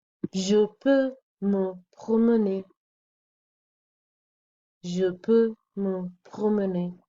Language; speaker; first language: French; non-native, fluent; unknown